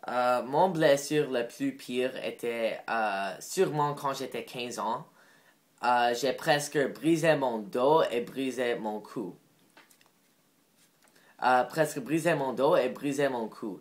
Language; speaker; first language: French; non-native, learner; English